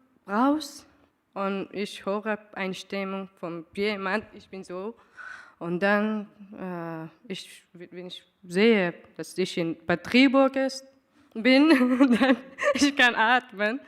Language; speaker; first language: German; non-native, learner; Persian